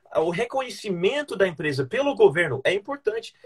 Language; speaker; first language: Portuguese; non-native, fluent; English